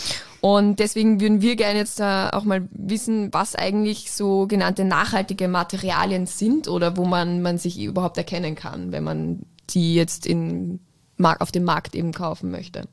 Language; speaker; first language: German; native; German